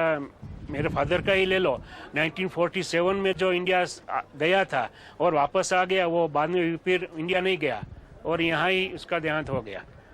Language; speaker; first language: Hindi; early bilingual, heritage; Hindi